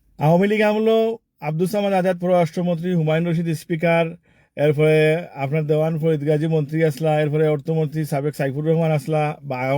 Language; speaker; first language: Bangla; early bilingual, heritage; Sylheti